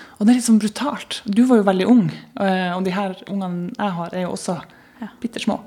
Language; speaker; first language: Norwegian; native; Norwegian